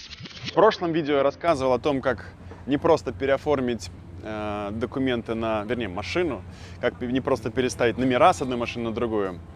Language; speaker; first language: Russian; native; Russian